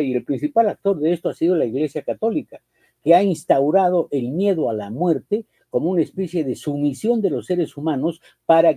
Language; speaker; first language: Spanish; native; Spanish